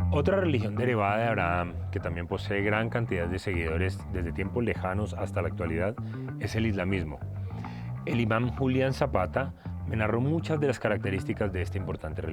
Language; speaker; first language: Spanish; native; Spanish